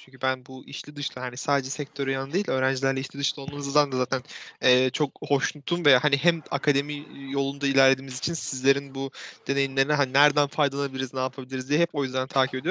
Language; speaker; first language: Turkish; native; Turkish